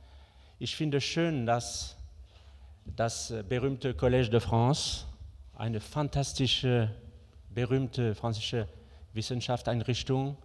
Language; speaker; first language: German; non-native, fluent; French